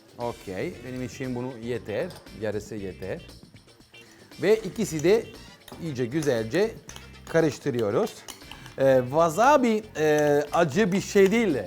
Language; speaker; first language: Turkish; non-native, learner; Italian